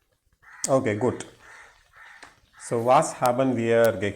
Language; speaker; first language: German; non-native, learner; Tamil